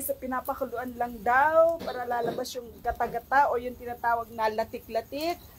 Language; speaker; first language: Filipino; non-native, local second language; Iloko